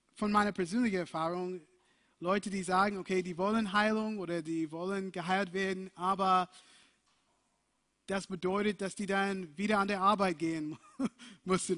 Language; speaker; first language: German; non-native, fluent; English